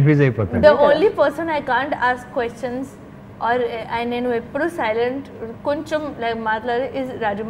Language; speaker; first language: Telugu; non-native, learner; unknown